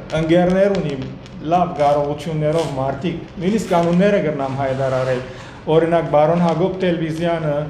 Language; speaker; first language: Armenian; early bilingual, heritage; Armenian